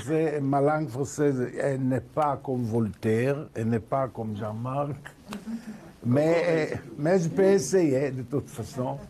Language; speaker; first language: French; non-native, learner; Hebrew